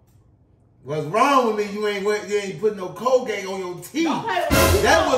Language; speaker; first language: English; native; English